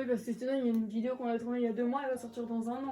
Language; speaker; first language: French; native; French